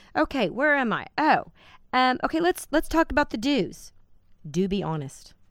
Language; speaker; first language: English; native; English